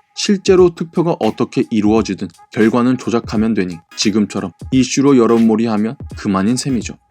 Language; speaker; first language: Korean; native; Korean